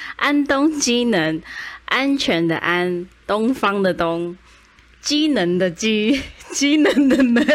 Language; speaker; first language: Chinese; early bilingual, heritage; Chinese